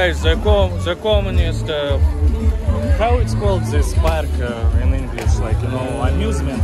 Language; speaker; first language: English; non-native, fluent; Russian